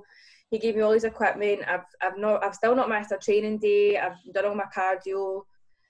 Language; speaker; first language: English; native; English